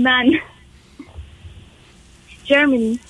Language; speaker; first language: Persian; early bilingual, heritage; Persian